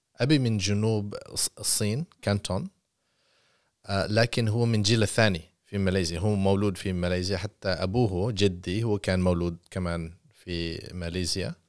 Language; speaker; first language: Arabic; non-native, learner; English